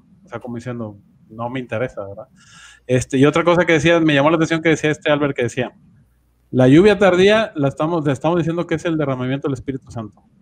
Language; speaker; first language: Spanish; native; Spanish